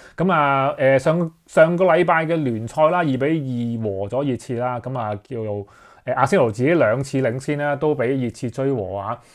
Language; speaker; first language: Chinese; native; Chinese